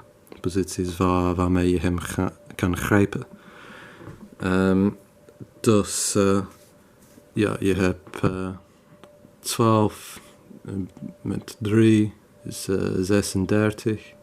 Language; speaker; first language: Dutch; non-native, fluent; English